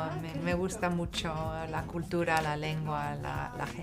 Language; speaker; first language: Spanish; non-native, fluent; English